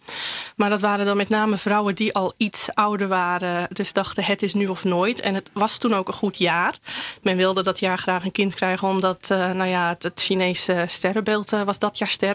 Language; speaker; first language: Dutch; native; Dutch